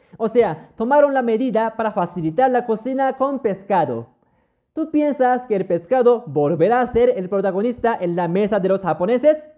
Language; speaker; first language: Spanish; non-native, fluent; Japanese